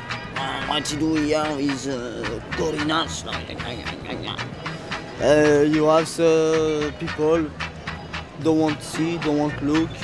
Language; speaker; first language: English; non-native, learner; French